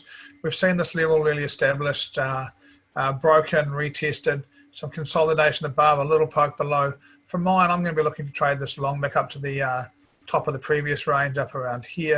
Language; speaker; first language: English; native; English